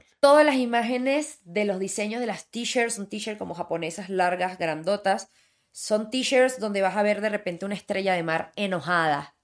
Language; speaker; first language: Spanish; native; Spanish